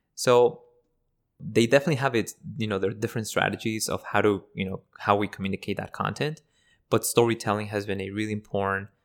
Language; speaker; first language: English; early bilingual, other home language; Spanish